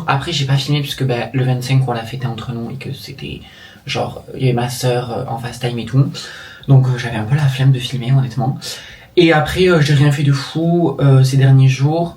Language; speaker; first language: French; native; French